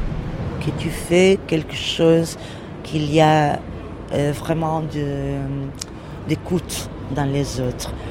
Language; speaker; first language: French; non-native, learner; Portuguese